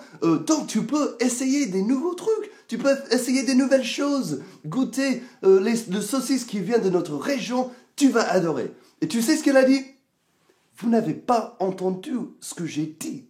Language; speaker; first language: French; non-native, fluent; English